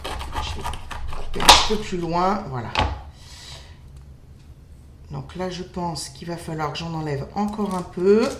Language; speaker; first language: French; native; French